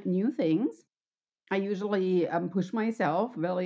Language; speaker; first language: English; non-native, fluent; German